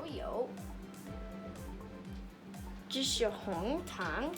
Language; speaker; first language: Chinese; non-native, learner; English